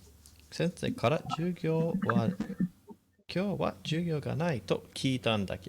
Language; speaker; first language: Japanese; non-native, fluent; English